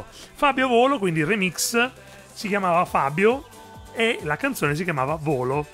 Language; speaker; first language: Italian; native; Italian